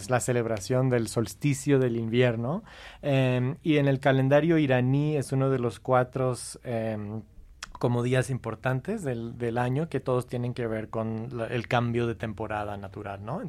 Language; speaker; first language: Spanish; non-native, fluent; English